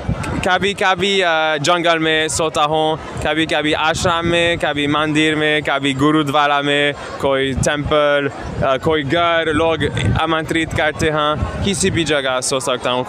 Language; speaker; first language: Hindi; non-native, learner; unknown